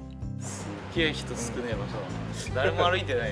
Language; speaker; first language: Japanese; native; Japanese